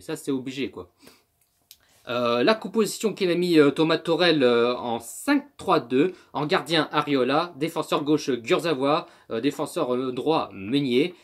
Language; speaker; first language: French; native; French